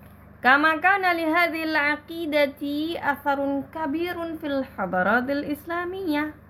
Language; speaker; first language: Arabic; non-native, fluent; Indonesian